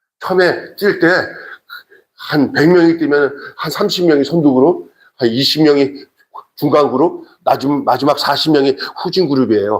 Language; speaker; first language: Korean; native; Korean